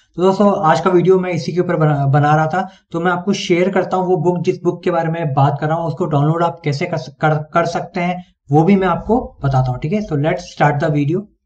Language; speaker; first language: Hindi; native; Hindi